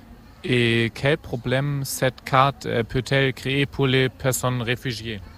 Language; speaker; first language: French; non-native, fluent; German